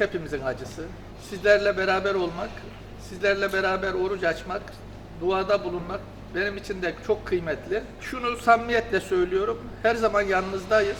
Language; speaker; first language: Turkish; native; Turkish